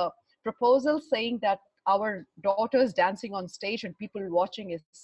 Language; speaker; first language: English; non-native, local second language; Hindi